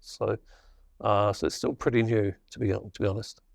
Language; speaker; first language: English; native; English